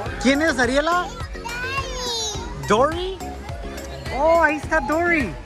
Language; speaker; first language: Spanish; early bilingual, other home language; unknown